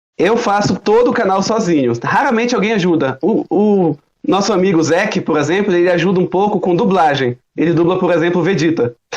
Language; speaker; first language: Portuguese; early bilingual, other home language; German